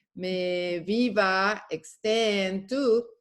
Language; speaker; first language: French; non-native, learner; Spanish